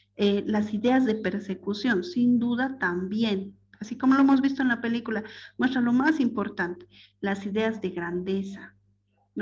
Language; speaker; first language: Spanish; native; Spanish